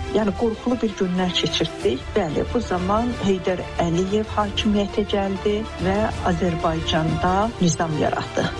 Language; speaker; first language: Azerbaijani; native; Azerbaijani